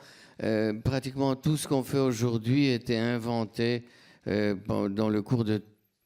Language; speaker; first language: French; non-native, fluent; Polish